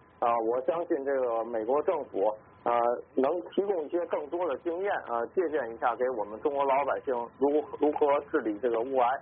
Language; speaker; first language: Chinese; native; Chinese